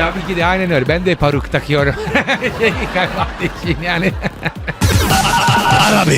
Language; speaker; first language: Turkish; non-native, learner; Italian